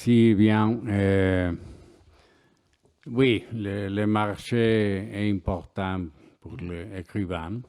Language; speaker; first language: French; non-native, learner; Spanish